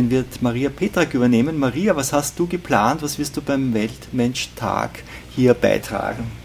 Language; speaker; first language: German; native; German